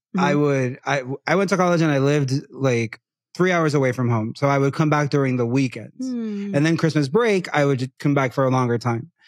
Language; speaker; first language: English; non-native, fluent; Spanish